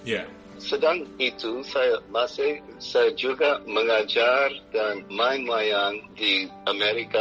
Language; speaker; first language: Indonesian; non-native, fluent; English